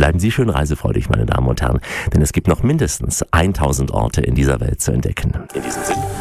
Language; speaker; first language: German; native; German